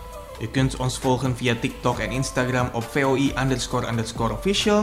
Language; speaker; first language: Dutch; non-native, fluent; Indonesian